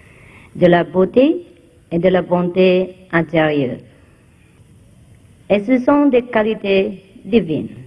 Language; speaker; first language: French; non-native, fluent; Vietnamese